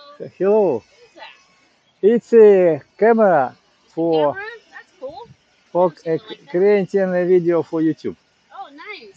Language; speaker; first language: English; non-native, learner; Ukrainian